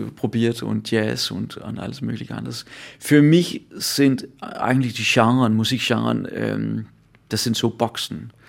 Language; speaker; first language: German; non-native, learner; Danish